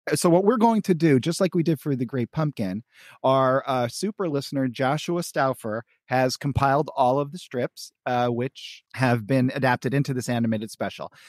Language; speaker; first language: English; native; English